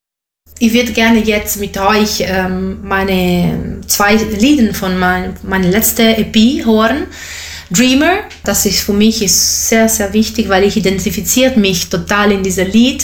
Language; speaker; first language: German; non-native, learner; Italian